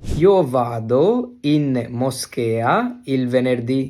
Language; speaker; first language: Italian; non-native, fluent; Bangla